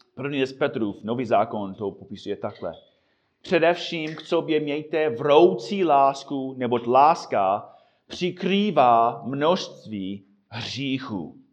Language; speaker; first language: Czech; non-native, fluent; English